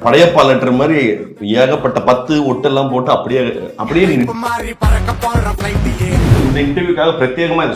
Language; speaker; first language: Tamil; native; Tamil